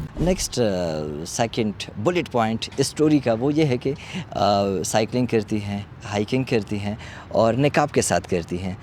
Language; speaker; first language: Urdu; non-native, local second language; Pashto